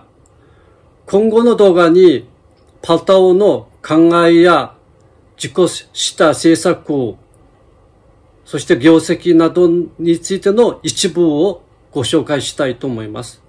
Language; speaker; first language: Japanese; non-native, fluent; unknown